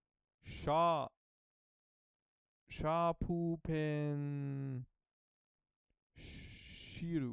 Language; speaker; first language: Japanese; non-native, learner; English